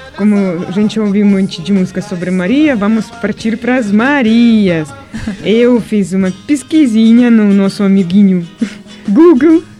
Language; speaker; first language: Portuguese; non-native, fluent; Russian